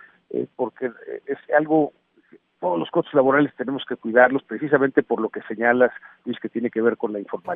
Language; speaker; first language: Spanish; native; Spanish